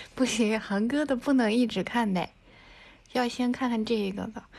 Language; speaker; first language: Chinese; native; Chinese